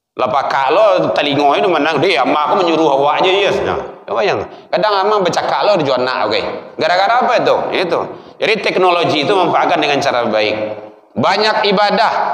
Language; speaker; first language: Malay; non-native, local second language; Minangkabau